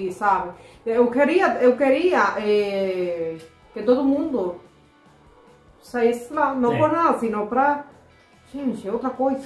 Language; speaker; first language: Portuguese; non-native, fluent; Spanish